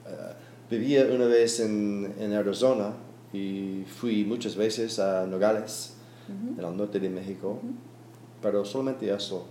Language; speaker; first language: Spanish; non-native, learner; English